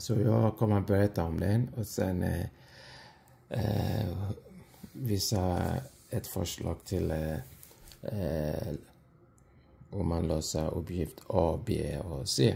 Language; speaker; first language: Swedish; non-native, fluent; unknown